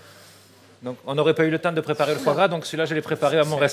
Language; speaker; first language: French; native; French